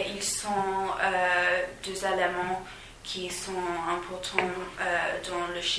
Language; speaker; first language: French; non-native, fluent; English